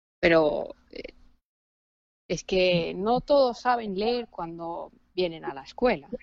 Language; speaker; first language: Spanish; non-native, fluent; Finnish